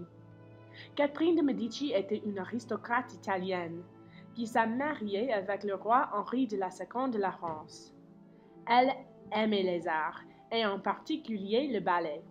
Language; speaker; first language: French; non-native, learner; English